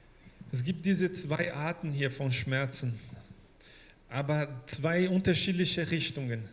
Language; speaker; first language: German; non-native, fluent; Portuguese